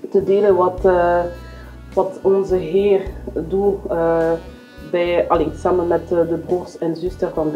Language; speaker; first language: Dutch; non-native, learner; French